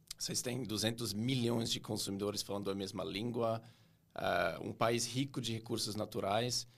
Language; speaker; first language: Portuguese; non-native, fluent; German